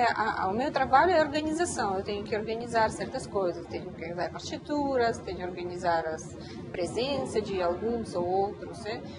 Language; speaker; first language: Portuguese; non-native, fluent; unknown